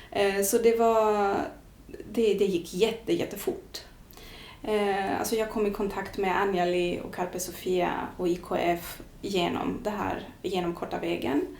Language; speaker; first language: Swedish; non-native, fluent; Greek